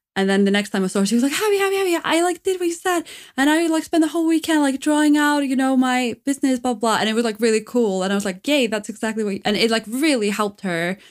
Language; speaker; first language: English; non-native, fluent; Icelandic